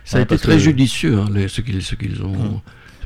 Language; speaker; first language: French; native; French